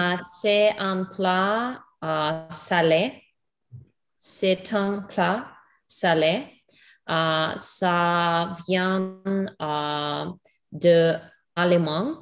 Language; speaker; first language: French; non-native, learner; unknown